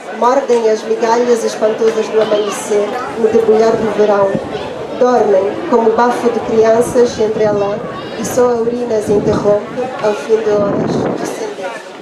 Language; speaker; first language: Portuguese; non-native, fluent; Italian